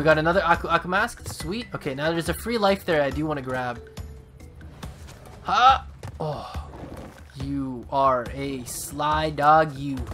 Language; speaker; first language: English; native; English